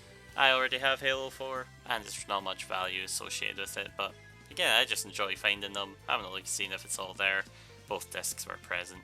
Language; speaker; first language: English; native; English